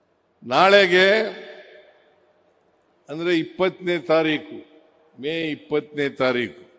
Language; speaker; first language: Kannada; native; Kannada